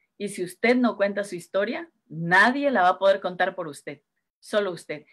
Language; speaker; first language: Spanish; native; Spanish